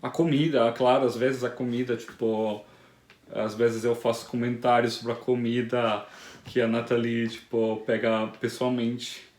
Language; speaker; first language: Portuguese; non-native, fluent; Italian